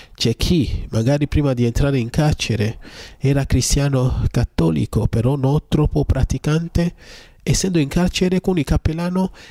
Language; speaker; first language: Italian; non-native, fluent; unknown